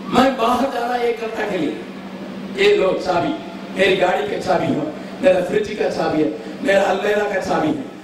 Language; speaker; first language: Hindi; non-native, local second language; Tamil